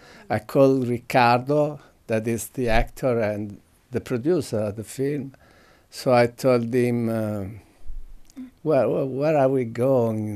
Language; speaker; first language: English; non-native, learner; Italian